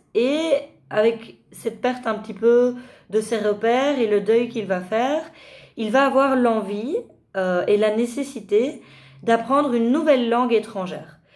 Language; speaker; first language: French; native; French